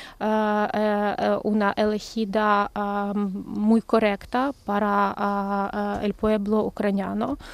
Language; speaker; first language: Spanish; non-native, learner; Ukrainian